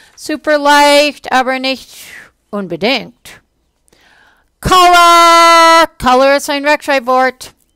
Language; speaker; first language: German; non-native, fluent; English